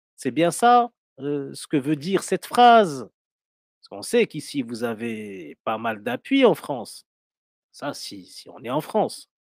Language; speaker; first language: French; non-native, local second language; Arabic